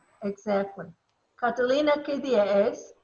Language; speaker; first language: Spanish; non-native, fluent; English